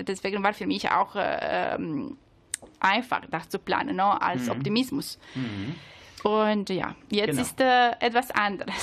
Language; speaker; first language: German; non-native, learner; Italian